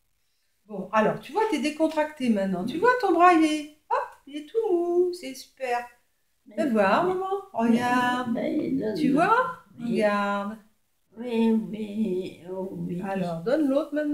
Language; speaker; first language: French; native; French